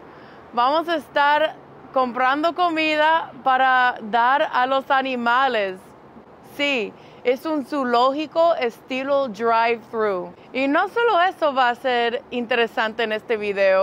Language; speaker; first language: Spanish; early bilingual, heritage; English